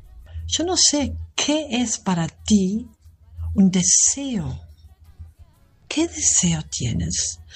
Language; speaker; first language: Spanish; non-native, fluent; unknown